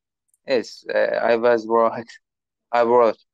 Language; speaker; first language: English; non-native, learner; Turkish